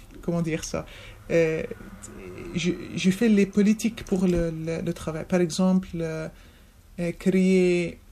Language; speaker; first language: French; non-native, fluent; Arabic